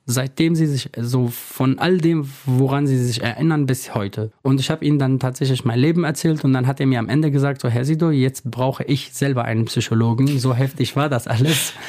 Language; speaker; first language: German; non-native, fluent; Kurdish